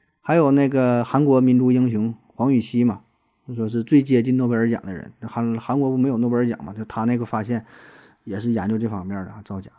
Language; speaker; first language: Chinese; native; Chinese